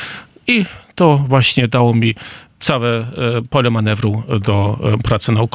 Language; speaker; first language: Polish; non-native, fluent; German